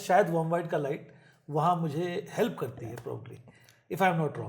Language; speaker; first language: Hindi; native; Hindi